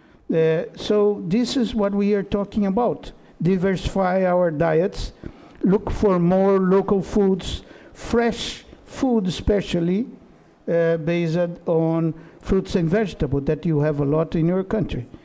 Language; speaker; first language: English; non-native, fluent; Portuguese